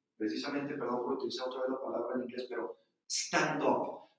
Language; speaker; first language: Spanish; native; Spanish